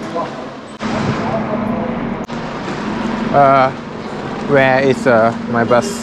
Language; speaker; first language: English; non-native, learner; Thai